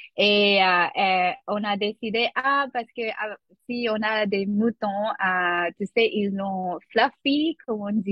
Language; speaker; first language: French; non-native, learner; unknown